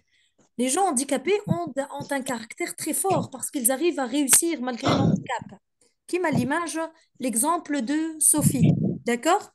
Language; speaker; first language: French; non-native, fluent; Arabic